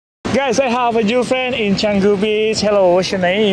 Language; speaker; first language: English; non-native, learner; Indonesian